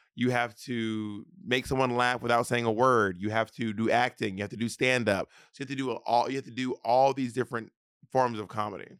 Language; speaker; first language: English; native; English